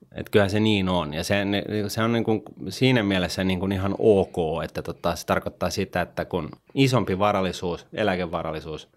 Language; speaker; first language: Finnish; native; Finnish